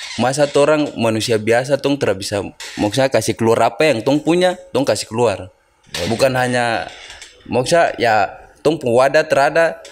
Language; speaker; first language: Indonesian; native; Indonesian